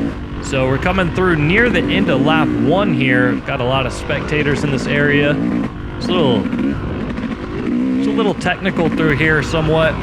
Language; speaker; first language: English; native; English